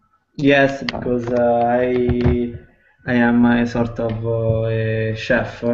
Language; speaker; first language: English; non-native, fluent; Italian